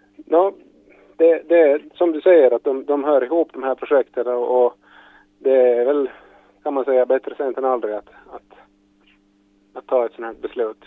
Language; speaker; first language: Swedish; native; Swedish